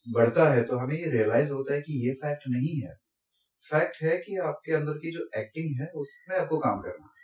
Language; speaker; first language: Hindi; non-native, local second language; Assamese